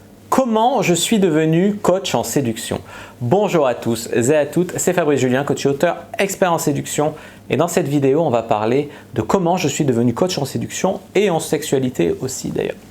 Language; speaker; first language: French; native; French